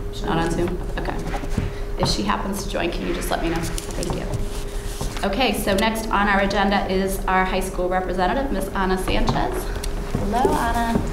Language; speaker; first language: English; native; English